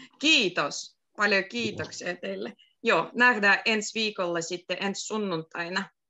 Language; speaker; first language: Finnish; native; Finnish